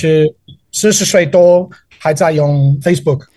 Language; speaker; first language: Chinese; non-native, learner; English